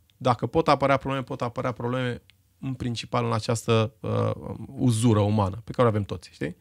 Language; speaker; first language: Romanian; native; Romanian